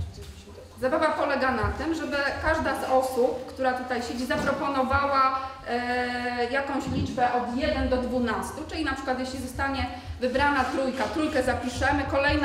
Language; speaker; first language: Polish; native; Polish